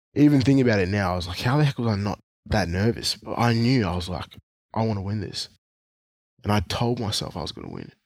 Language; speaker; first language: English; non-native, local second language; Swahili